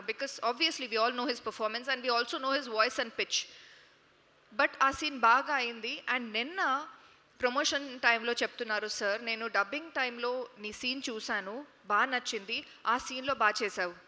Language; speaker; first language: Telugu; non-native, fluent; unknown